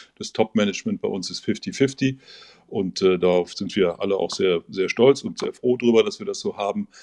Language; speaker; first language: German; native; German